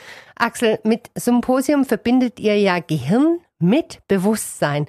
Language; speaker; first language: German; native; German